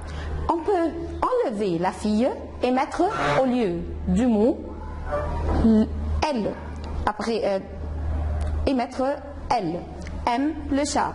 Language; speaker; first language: French; non-native, fluent; Arabic